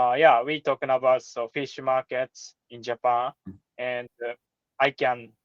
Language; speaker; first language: English; non-native, learner; Japanese